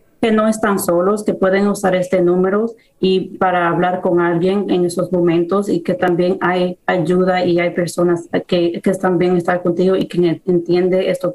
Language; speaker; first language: Spanish; early bilingual, heritage; Spanish